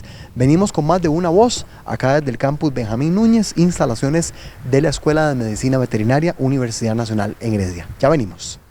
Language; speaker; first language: Spanish; native; Spanish